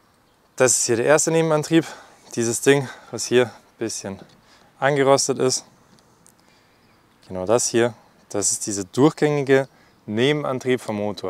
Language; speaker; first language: German; native; German